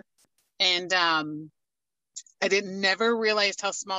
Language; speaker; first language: English; native; English